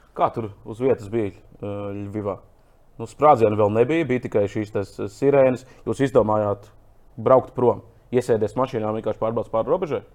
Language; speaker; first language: Latvian; native; Latvian